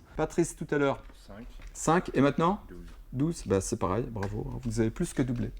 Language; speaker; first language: French; native; French